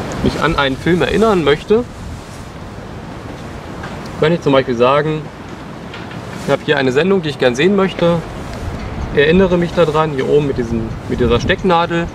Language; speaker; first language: German; native; German